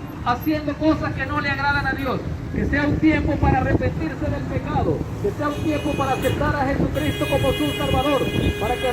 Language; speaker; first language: Spanish; native; Spanish